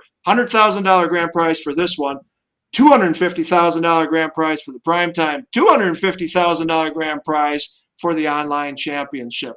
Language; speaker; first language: English; native; English